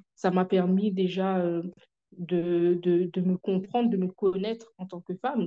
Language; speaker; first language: French; native; French